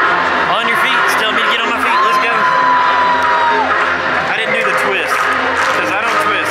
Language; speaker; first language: English; native; English